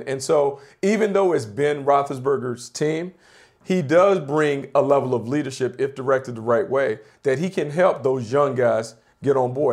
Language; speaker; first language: English; native; English